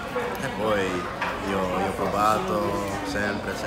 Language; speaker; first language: Italian; non-native, learner; Dutch